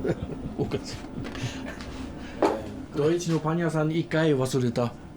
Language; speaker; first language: Japanese; non-native, learner; German